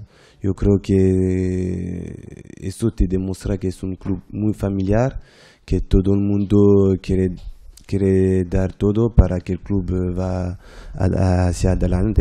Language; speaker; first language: Spanish; non-native, fluent; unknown